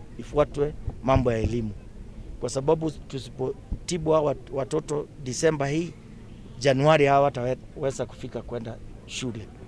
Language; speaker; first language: Swahili; non-native, local second language; Kalenjin